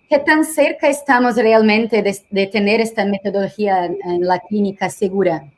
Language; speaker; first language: Spanish; non-native, learner; Portuguese